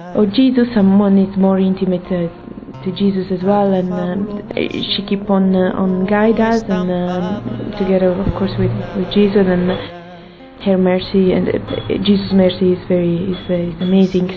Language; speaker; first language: English; non-native, learner; Italian